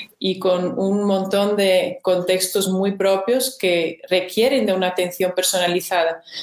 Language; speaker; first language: Spanish; non-native, fluent; Portuguese